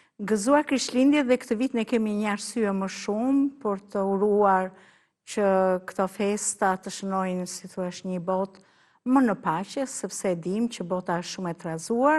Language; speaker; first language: Albanian; native; Albanian